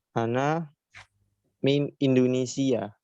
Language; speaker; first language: Arabic; non-native, learner; Indonesian